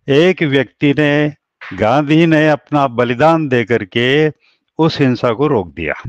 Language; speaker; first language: Hindi; native; Hindi